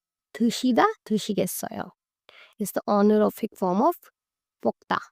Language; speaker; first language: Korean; non-native, learner; Hindi